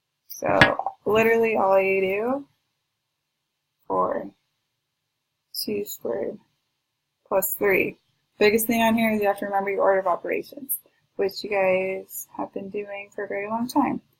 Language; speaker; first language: English; native; English